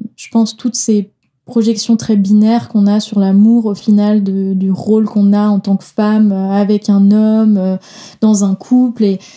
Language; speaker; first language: French; non-native, fluent; Danish